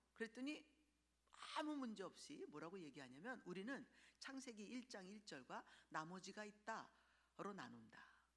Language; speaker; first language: Korean; early bilingual, heritage; Korean